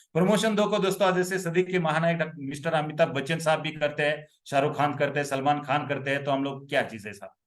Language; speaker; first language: Hindi; non-native, local second language; Marathi